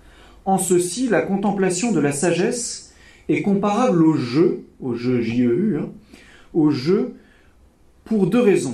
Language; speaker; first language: French; native; French